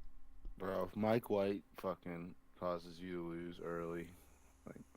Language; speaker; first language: English; native; English